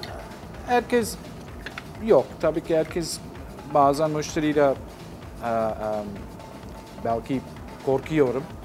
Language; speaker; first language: Turkish; non-native, learner; English